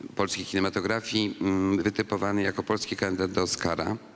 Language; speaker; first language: Polish; native; Polish